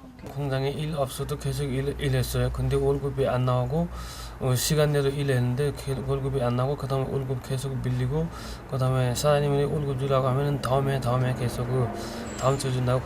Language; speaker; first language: Korean; non-native, learner; Nepali